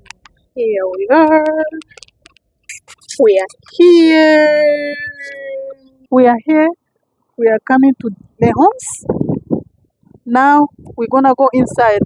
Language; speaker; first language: English; non-native, fluent; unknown